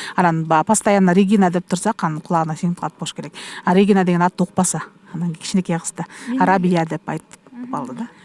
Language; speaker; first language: Kyrgyz; native; Kyrgyz